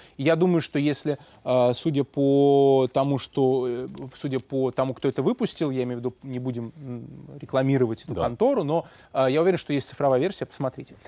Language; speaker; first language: Russian; native; Russian